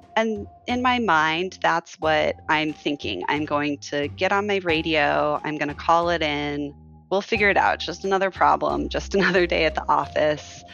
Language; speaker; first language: English; native; English